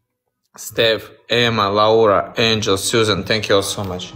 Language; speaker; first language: English; non-native, learner; Russian